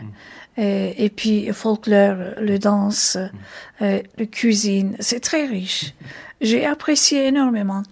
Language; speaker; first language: French; non-native, fluent; Turkish